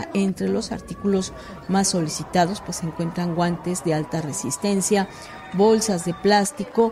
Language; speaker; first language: Spanish; native; Spanish